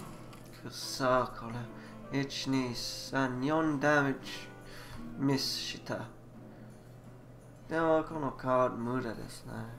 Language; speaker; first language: Japanese; non-native, learner; English